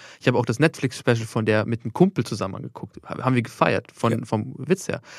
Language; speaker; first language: German; early bilingual, other home language; Albanian